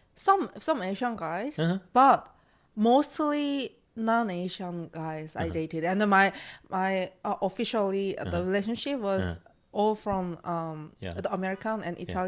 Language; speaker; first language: English; non-native, learner; Korean